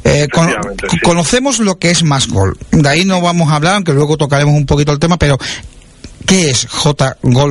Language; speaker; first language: Spanish; native; Spanish